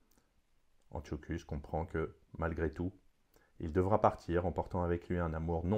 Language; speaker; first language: French; native; French